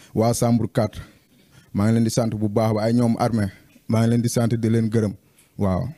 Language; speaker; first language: Wolof; non-native, local second language; Jola-Fonyi